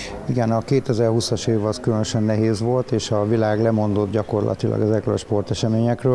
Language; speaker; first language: Hungarian; native; Hungarian